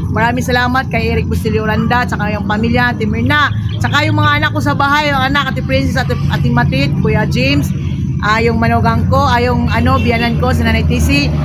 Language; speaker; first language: Filipino; non-native, local second language; Cebuano